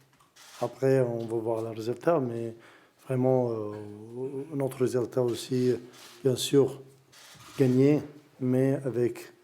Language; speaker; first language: French; non-native, learner; Arabic